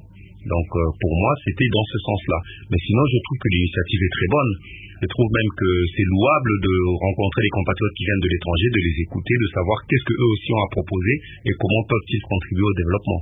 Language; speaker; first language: French; non-native, local second language; Lingala